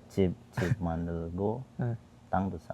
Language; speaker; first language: Korean; non-native, learner; Indonesian